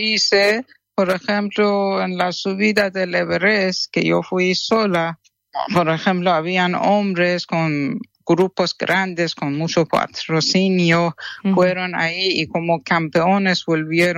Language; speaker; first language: Spanish; non-native, fluent; Persian